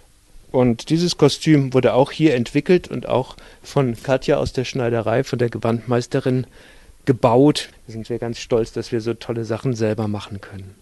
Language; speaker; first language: German; native; German